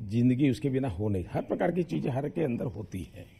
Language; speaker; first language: Hindi; non-native, local second language; Gujarati